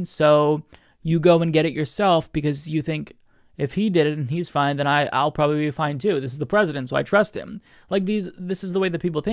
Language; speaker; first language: English; native; English